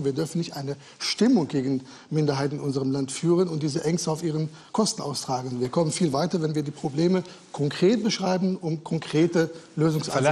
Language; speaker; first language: German; native; German